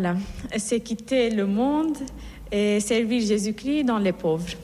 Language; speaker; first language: French; non-native, fluent; Assyrian Neo-Aramaic